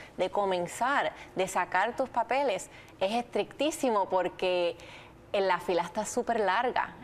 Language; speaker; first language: Spanish; native; Spanish